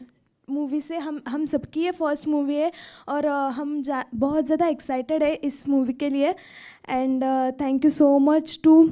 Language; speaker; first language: Hindi; non-native, local second language; Marathi